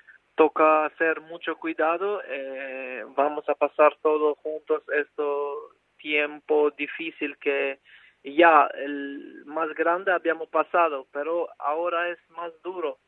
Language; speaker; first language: Spanish; non-native, fluent; Albanian